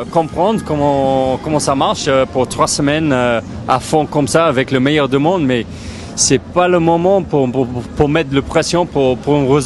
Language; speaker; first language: French; non-native, fluent; English